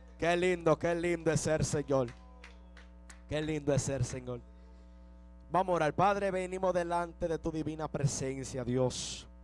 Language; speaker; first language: Spanish; early bilingual, heritage; Spanish